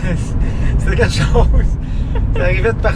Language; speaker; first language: French; native; French